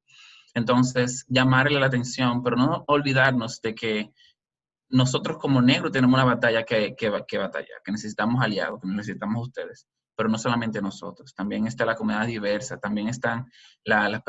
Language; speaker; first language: Spanish; native; Spanish